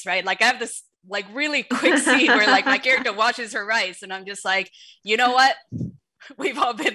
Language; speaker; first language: English; early bilingual, other home language; Wu Chinese